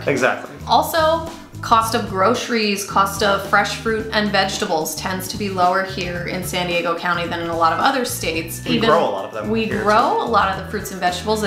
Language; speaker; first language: English; native; English